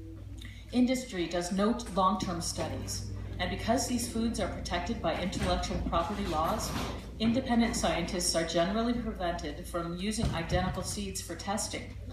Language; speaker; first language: English; native; English